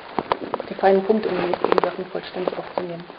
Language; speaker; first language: German; non-native, fluent; Russian